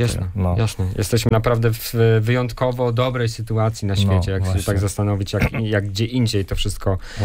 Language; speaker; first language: Polish; native; Polish